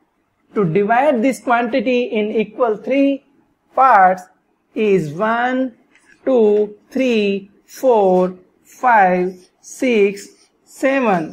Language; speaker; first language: English; non-native, local second language; Hindi